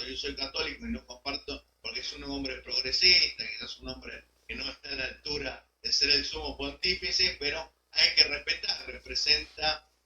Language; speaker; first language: Spanish; native; Spanish